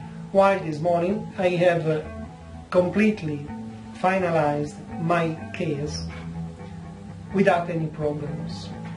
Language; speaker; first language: English; non-native, fluent; Italian